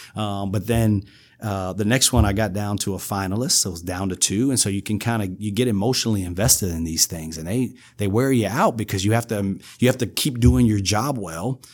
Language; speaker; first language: English; native; English